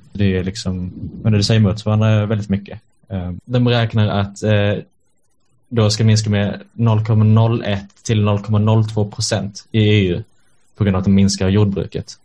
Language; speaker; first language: Swedish; native; Swedish